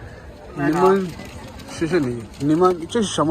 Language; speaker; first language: Chinese; non-native, learner; Somali